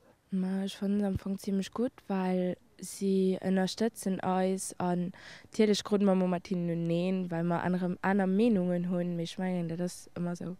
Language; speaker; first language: German; non-native, local second language; Luxembourgish